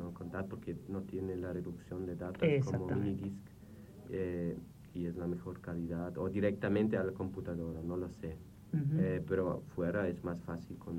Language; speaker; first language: Spanish; non-native, fluent; German